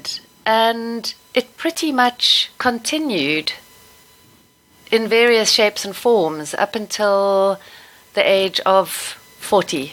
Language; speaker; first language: English; native; English